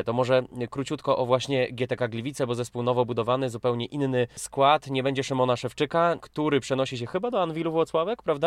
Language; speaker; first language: Polish; native; Polish